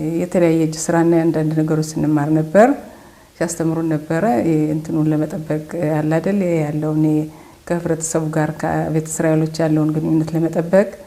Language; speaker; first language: Amharic; native; Amharic